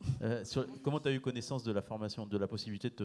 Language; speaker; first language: French; native; French